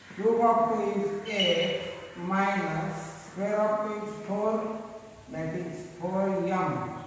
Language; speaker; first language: English; non-native, local second language; Marathi